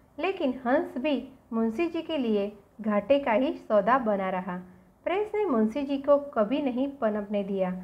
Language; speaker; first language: Hindi; non-native, local second language; Gujarati